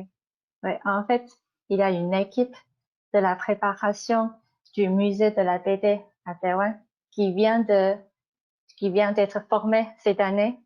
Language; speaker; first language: French; non-native, fluent; Chinese